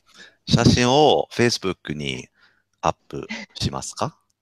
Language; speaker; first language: Japanese; non-native, fluent; English